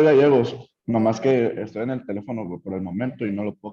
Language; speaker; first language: Spanish; native; Spanish